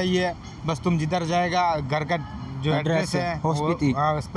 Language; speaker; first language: Hindi; non-native, learner; Bangla